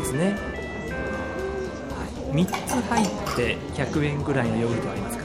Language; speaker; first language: Japanese; native; Japanese